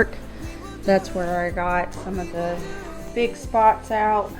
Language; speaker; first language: English; native; English